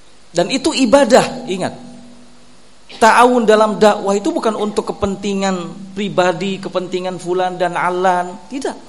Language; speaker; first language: Indonesian; native; Indonesian